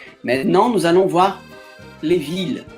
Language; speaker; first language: French; non-native, fluent; Portuguese